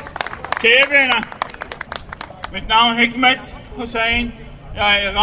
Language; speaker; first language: Danish; non-native, learner; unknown